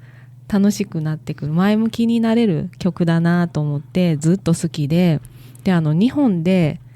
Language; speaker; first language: Japanese; native; Japanese